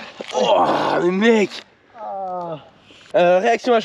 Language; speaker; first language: French; native; French